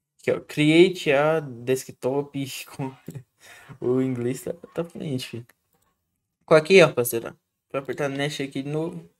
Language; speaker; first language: Portuguese; native; Portuguese